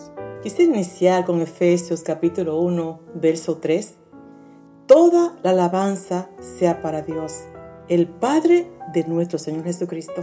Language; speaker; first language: Spanish; native; Spanish